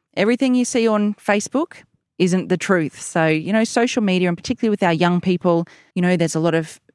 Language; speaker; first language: English; native; English